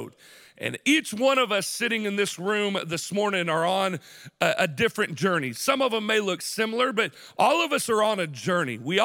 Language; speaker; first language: English; native; English